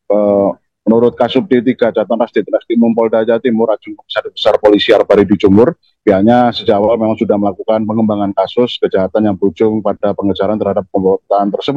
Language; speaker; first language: Indonesian; native; Indonesian